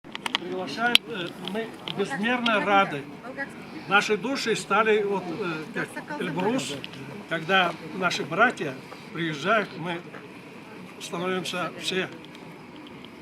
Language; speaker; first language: Russian; non-native, local second language; Karachay-Balkar